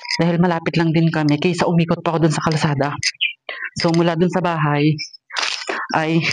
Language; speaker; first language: Filipino; non-native, local second language; Romany